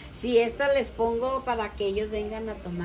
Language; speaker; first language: Spanish; native; Spanish